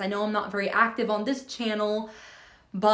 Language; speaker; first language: English; native; English